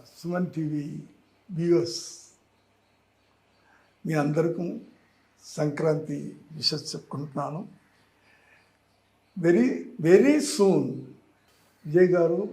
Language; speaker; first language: Telugu; non-native, learner; Tamil